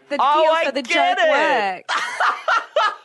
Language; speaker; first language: English; native; English